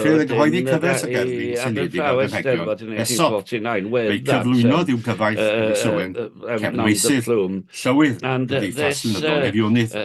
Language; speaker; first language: Welsh; native; Welsh